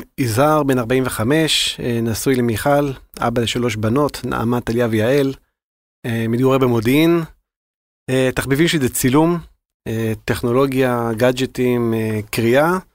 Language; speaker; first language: Hebrew; native; Hebrew